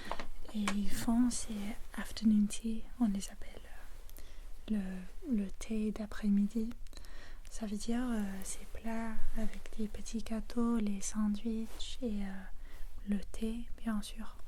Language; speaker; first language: French; non-native, fluent; English